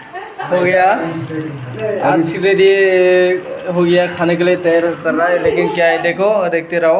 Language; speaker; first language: Hindi; non-native, local second language; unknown